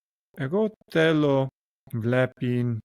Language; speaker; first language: Greek; non-native, learner; English